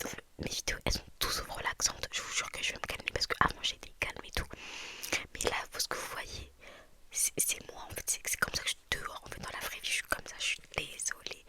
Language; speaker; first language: French; native; French